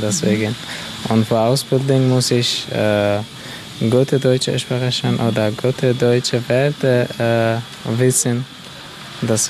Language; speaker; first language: German; non-native, learner; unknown